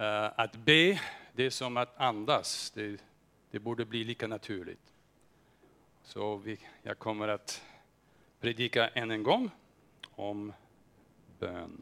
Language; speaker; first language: Swedish; non-native, fluent; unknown